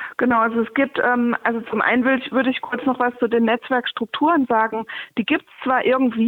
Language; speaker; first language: German; native; German